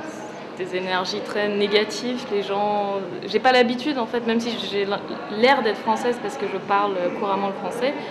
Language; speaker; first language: French; early bilingual, heritage; French